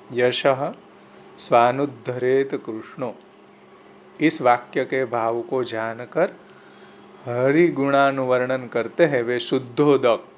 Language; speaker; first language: Hindi; non-native, local second language; Gujarati